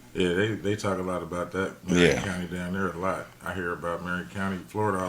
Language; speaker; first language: English; native; English